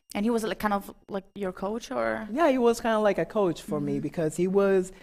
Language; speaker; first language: English; non-native, fluent; Papiamento